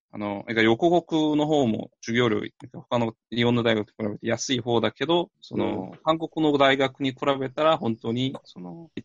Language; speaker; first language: Japanese; non-native, fluent; Korean